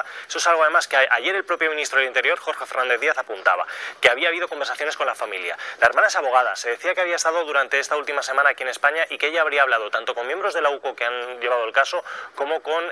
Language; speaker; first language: Spanish; native; Spanish